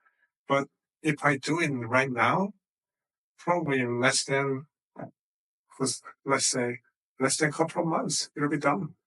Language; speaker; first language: English; non-native, fluent; Korean